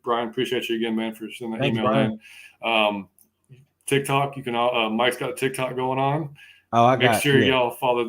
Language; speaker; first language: English; native; English